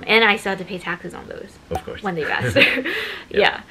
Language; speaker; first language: English; native; English